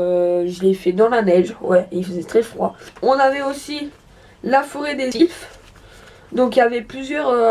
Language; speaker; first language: French; native; French